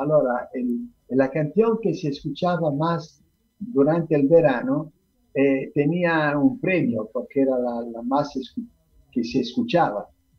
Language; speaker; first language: Spanish; non-native, fluent; Italian